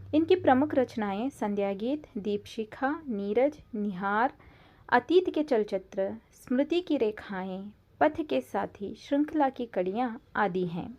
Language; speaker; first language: Hindi; non-native, local second language; Kannada